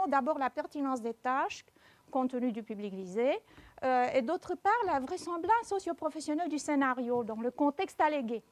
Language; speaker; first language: French; non-native, fluent; Portuguese